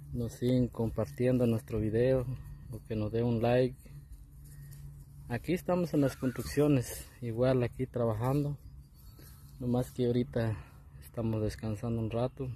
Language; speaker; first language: Spanish; non-native, local second language; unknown